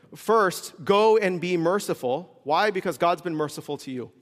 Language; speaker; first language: English; early bilingual, other home language; Korean